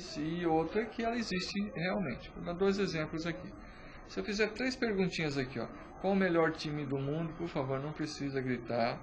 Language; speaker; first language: Portuguese; native; Portuguese